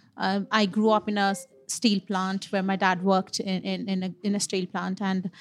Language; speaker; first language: English; non-native, local second language; Punjabi